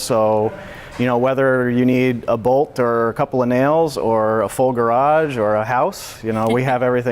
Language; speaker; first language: English; native; English